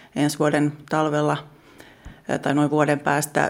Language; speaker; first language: Finnish; native; Finnish